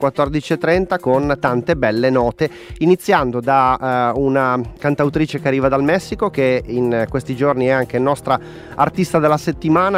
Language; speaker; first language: Italian; native; Italian